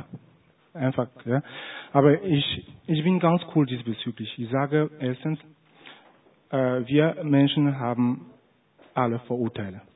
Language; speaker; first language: German; non-native, fluent; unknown